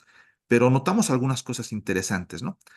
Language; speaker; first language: Spanish; native; Spanish